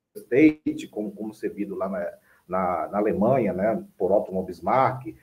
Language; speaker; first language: Portuguese; native; Portuguese